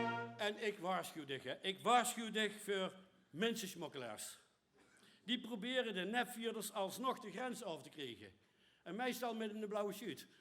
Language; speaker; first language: Dutch; native; Dutch